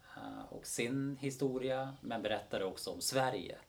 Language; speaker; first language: Swedish; early bilingual, other home language; Bosnian